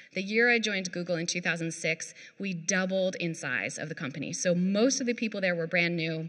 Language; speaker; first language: English; native; English